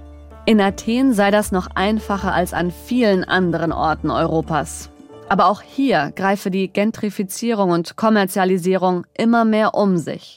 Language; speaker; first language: German; native; German